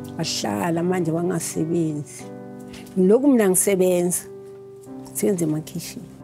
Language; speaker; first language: Zulu; native; Zulu